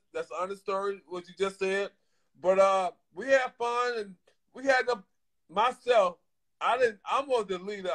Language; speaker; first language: English; native; English